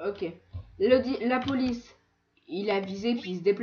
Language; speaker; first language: French; native; French